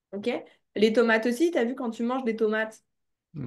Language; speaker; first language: French; native; French